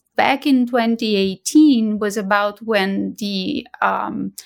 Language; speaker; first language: English; non-native, fluent; Portuguese